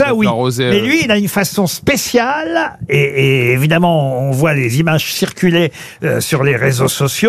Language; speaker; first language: French; native; French